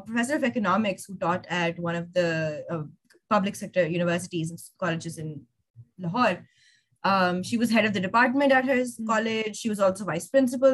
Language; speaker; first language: English; non-native, local second language; Urdu